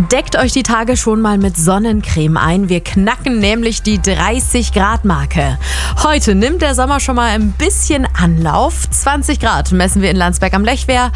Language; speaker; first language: German; native; German